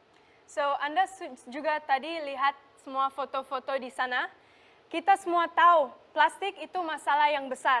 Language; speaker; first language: Indonesian; non-native, local second language; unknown